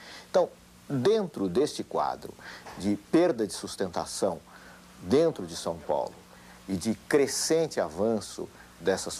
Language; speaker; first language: Portuguese; native; Portuguese